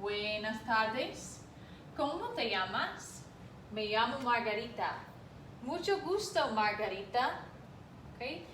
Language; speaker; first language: Spanish; non-native, fluent; English